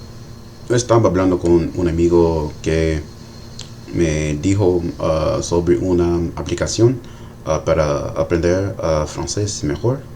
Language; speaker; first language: Spanish; non-native, learner; English